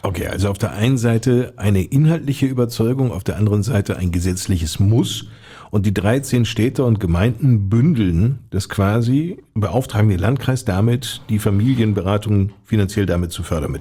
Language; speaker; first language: German; native; German